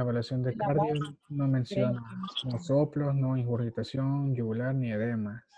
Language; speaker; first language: Spanish; native; Spanish